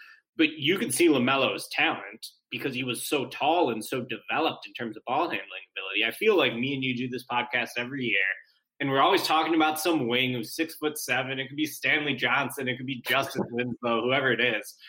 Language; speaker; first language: English; native; English